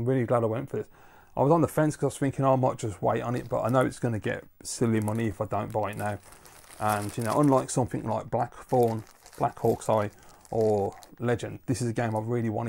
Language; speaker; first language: English; native; English